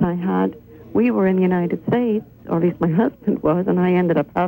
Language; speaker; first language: English; native; English